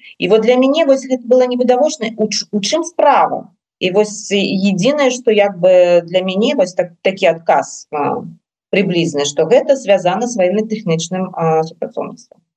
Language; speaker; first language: Belarusian; non-native, local second language; Russian